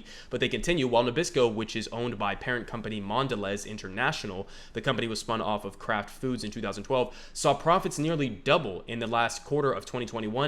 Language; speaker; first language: English; native; English